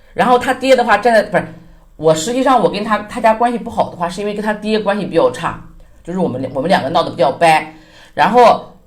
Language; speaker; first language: Chinese; native; Chinese